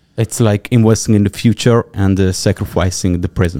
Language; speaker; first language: English; non-native, fluent; Hungarian